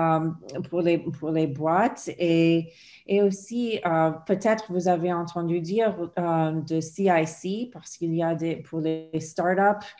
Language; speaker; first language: French; non-native, fluent; English